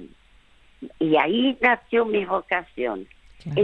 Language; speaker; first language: Spanish; early bilingual, other home language; French